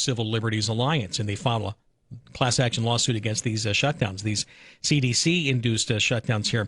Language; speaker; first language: English; native; English